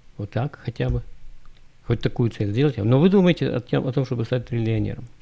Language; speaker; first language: Russian; native; Russian